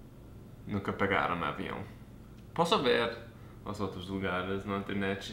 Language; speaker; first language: Portuguese; non-native, fluent; English